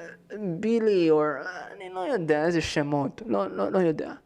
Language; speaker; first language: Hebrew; early bilingual, heritage; Hebrew